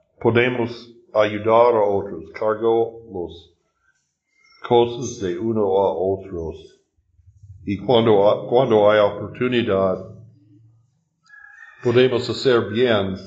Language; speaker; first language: Spanish; non-native, learner; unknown